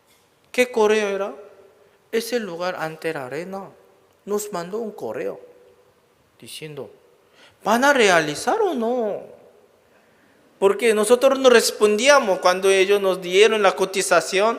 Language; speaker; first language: Spanish; non-native, learner; Korean